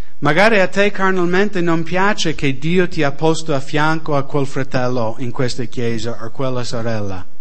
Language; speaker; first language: Italian; non-native, fluent; English